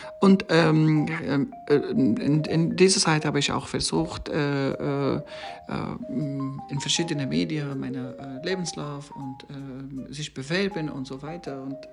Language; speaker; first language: German; non-native, learner; Persian